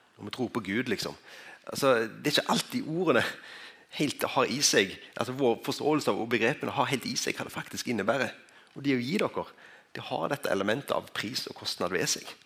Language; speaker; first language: Norwegian; native; Norwegian